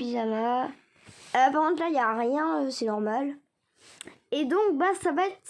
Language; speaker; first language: French; native; French